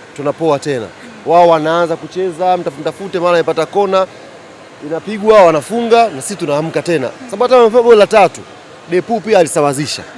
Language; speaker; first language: Swahili; native; Swahili